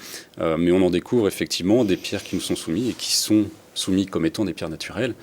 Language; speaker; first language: French; native; French